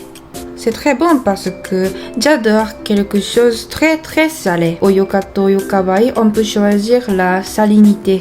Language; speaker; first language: French; non-native, fluent; Japanese